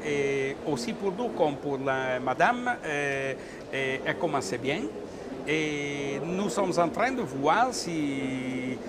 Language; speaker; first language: French; non-native, learner; Italian